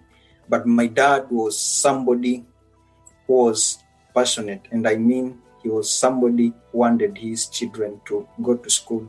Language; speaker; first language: English; non-native, local second language; Luyia